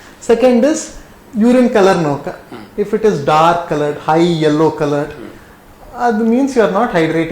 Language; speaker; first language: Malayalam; non-native, learner; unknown